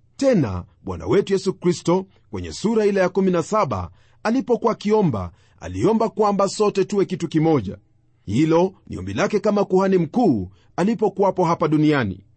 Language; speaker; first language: Swahili; non-native, local second language; Luyia